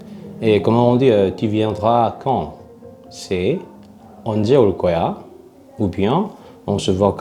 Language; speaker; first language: French; non-native, fluent; Korean